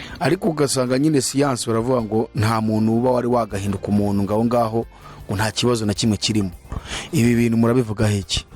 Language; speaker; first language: Kinyarwanda; native; Kinyarwanda